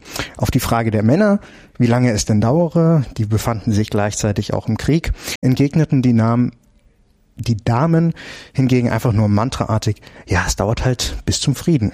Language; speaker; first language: German; native; German